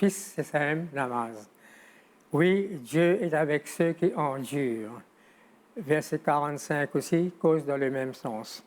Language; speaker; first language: French; non-native, local second language; Morisyen